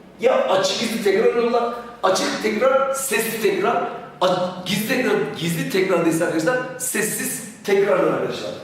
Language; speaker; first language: Turkish; native; Turkish